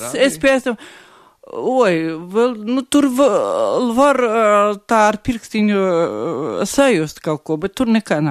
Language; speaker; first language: Latvian; non-native, local second language; Russian